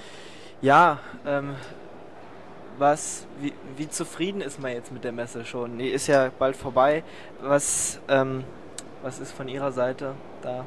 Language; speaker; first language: German; native; German